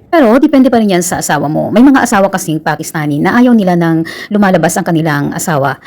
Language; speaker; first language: Filipino; native; Filipino